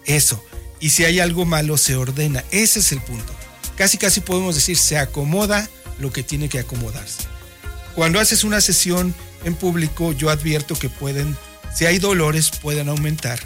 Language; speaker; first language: Spanish; native; Spanish